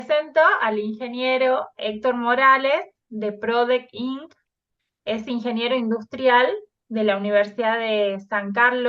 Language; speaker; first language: Spanish; native; Spanish